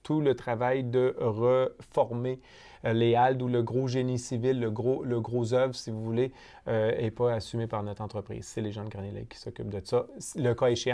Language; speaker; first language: French; native; French